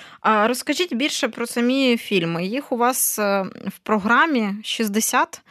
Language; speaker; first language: Ukrainian; native; Ukrainian